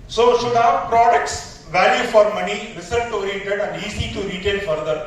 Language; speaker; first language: English; non-native, local second language; Tamil